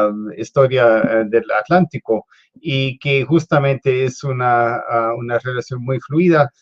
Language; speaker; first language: Spanish; non-native, fluent; English